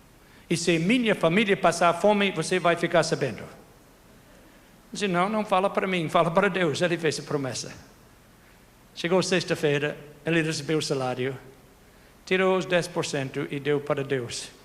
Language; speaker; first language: Portuguese; non-native, fluent; English